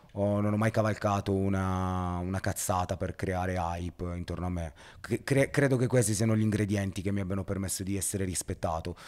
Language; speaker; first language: Italian; native; Italian